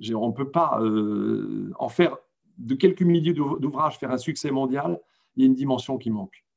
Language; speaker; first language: French; native; French